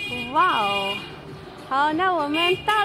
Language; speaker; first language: Chinese; non-native, fluent; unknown